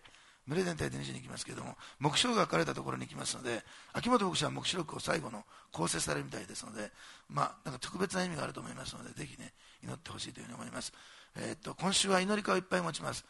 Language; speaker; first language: Japanese; native; Japanese